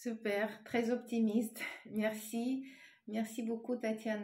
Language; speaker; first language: French; non-native, fluent; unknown